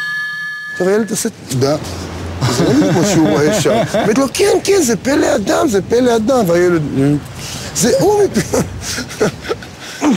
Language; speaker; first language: Hebrew; native; Hebrew